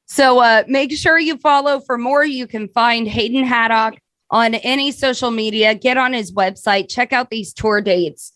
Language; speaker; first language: English; native; English